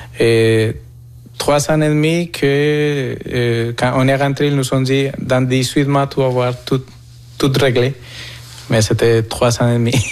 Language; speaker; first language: French; non-native, fluent; Spanish